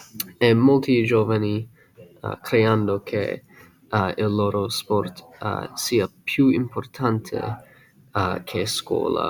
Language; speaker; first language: Italian; non-native, learner; English